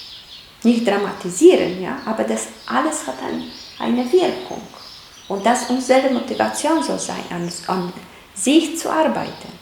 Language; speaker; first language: German; non-native, fluent; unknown